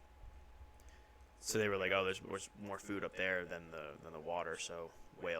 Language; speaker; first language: English; native; English